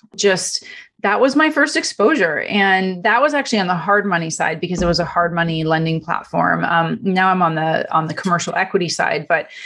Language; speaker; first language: English; non-native, fluent; Italian